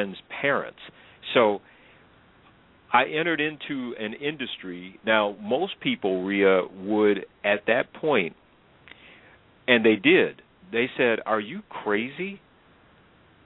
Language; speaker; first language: English; native; English